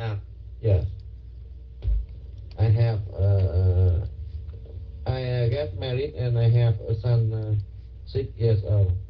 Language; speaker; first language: English; non-native, learner; Vietnamese